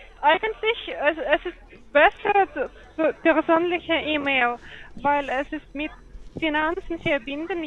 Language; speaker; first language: German; non-native, learner; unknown